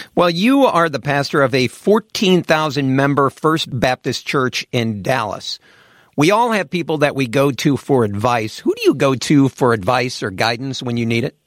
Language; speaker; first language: English; native; English